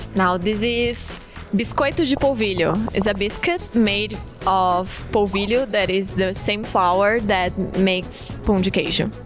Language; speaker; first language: English; non-native, fluent; Portuguese